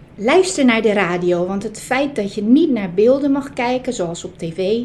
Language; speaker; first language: Dutch; early bilingual, other home language; Italian